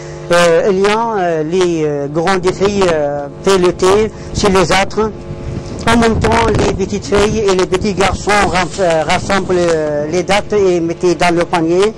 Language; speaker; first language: French; non-native, learner; Arabic